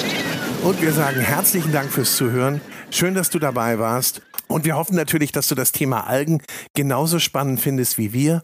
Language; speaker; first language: German; native; German